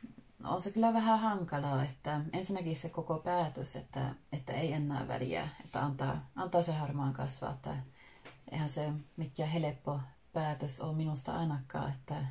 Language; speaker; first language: Finnish; early bilingual, heritage; Finnish